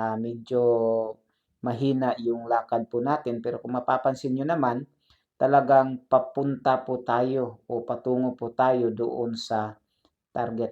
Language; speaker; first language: Filipino; non-native, local second language; Cebuano